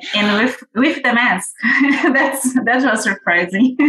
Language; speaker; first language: English; non-native, fluent; Portuguese